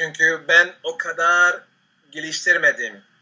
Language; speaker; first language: Turkish; non-native, learner; Spanish